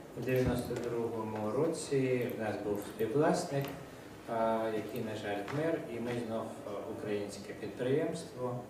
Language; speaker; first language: Ukrainian; non-native, local second language; Russian